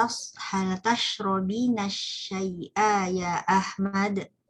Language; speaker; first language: Arabic; non-native, learner; Indonesian